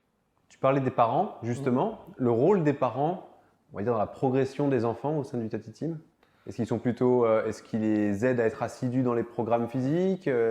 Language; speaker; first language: French; native; French